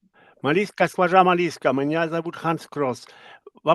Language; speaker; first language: Russian; non-native, learner; German